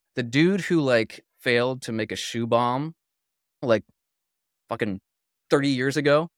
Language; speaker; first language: English; native; English